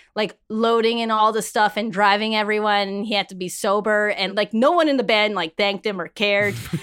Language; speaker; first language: English; early bilingual, other home language; Spanish